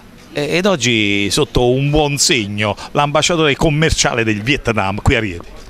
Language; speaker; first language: Italian; native; Italian